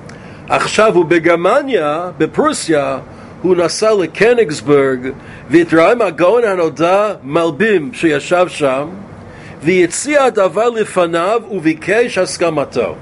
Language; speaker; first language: Hebrew; non-native, fluent; English